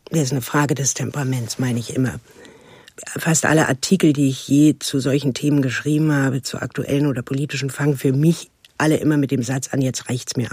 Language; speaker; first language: German; native; German